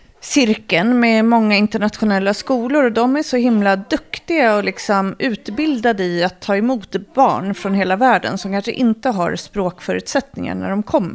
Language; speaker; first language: Swedish; native; Swedish